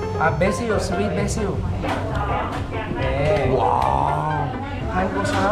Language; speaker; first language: Korean; non-native, learner; Thai